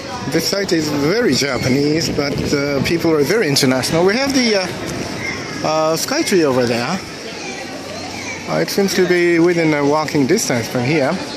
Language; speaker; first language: English; non-native, fluent; Japanese